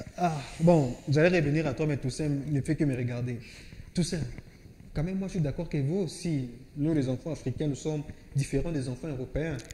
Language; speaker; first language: French; non-native, local second language; Swahili